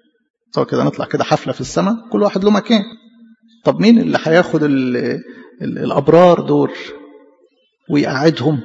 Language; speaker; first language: Arabic; native; Arabic